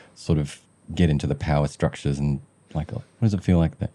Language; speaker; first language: English; early bilingual, other home language; Sinhala